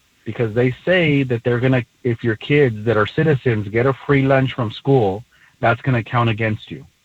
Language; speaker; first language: English; early bilingual, other home language; Spanish